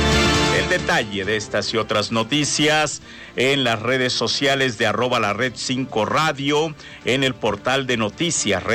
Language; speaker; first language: Spanish; native; Spanish